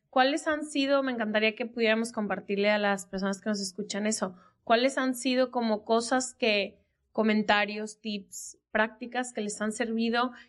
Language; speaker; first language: Spanish; native; Spanish